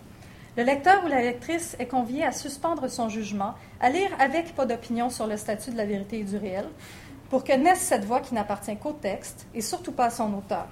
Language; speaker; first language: French; native; French